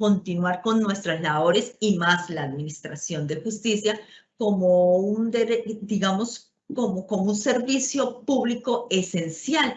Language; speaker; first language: Spanish; native; Spanish